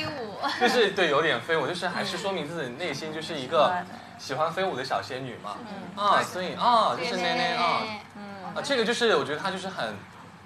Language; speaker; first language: Chinese; native; Chinese